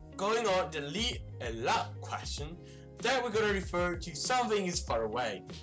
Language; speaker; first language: English; non-native, fluent; Italian